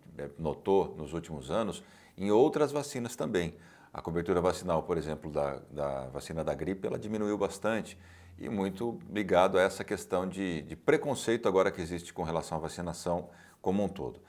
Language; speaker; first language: Portuguese; native; Portuguese